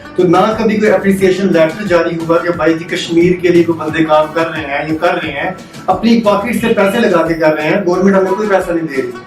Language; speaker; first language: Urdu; non-native, local second language; Punjabi